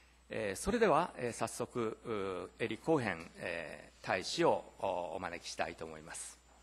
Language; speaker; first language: Japanese; native; Japanese